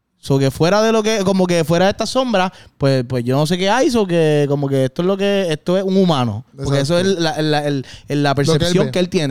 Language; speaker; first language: Spanish; native; Spanish